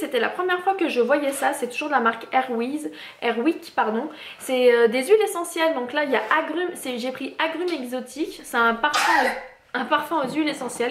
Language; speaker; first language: French; native; French